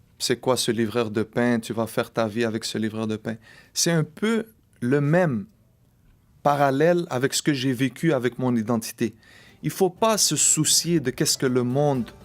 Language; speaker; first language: French; early bilingual, other home language; Arabic